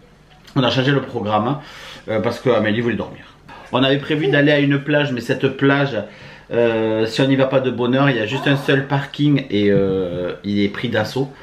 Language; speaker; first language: French; native; French